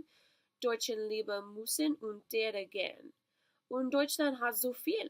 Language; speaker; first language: German; non-native, learner; English